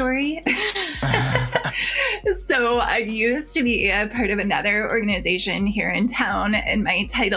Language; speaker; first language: English; native; English